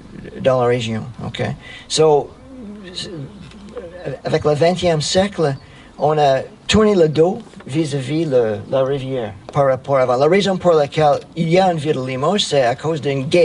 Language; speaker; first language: French; non-native, fluent; English